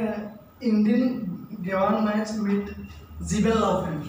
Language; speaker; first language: German; non-native, learner; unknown